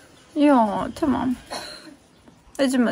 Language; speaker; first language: Turkish; native; Turkish